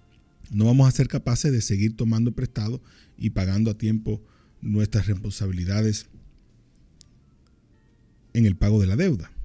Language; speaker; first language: Spanish; native; Spanish